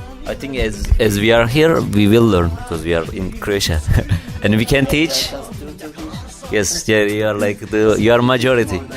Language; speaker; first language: English; non-native, learner; Turkish